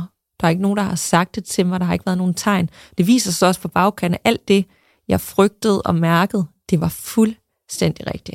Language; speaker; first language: Danish; native; Danish